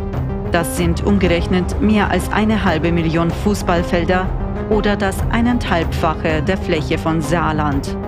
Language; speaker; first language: German; native; German